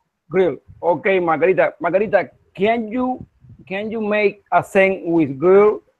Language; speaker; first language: English; non-native, learner; Spanish